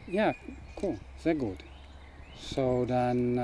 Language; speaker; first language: German; non-native, fluent; English